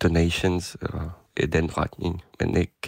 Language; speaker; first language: Danish; non-native, learner; Ukrainian